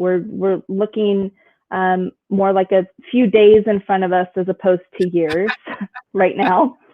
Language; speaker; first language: English; native; English